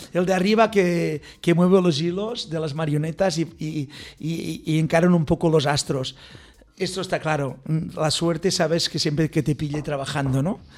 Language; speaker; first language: Spanish; non-native, local second language; Catalan